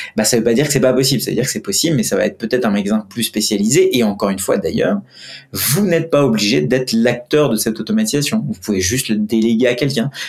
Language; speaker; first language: French; non-native, fluent; Hindi